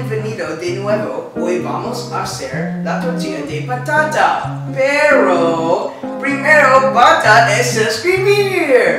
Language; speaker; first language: Spanish; non-native, learner; English